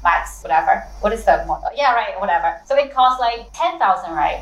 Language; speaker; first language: English; non-native, fluent; Chinese